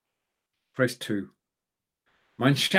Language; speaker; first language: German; non-native, learner; English